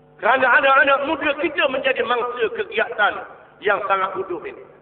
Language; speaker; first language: Malay; native; Malay